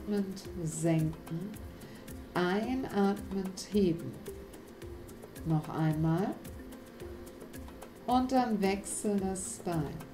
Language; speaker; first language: German; native; German